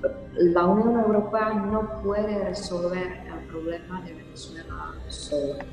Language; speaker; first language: Spanish; non-native, fluent; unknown